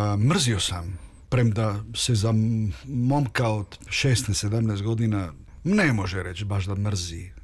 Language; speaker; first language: Serbian; early bilingual, heritage; Croatian